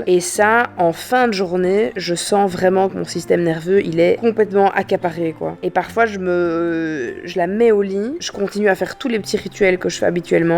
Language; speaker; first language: French; native; French